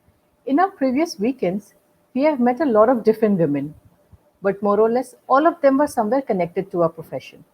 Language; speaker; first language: English; non-native, local second language; Hindi